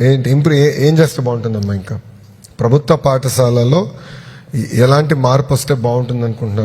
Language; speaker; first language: Telugu; native; Telugu